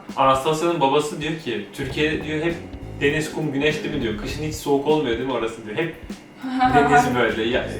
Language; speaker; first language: Turkish; native; Turkish